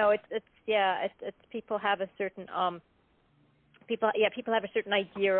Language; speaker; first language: English; native; English